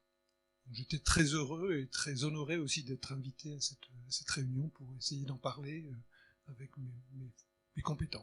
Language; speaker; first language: French; native; French